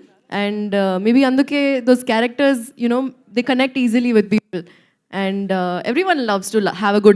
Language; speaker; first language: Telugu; non-native, local second language; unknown